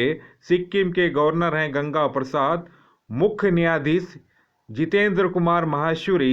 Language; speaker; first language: Hindi; native; Hindi